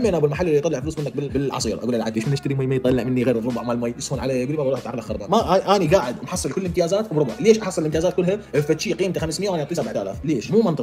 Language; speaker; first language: Arabic; native; Arabic